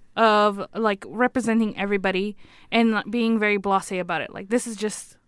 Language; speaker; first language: English; native; English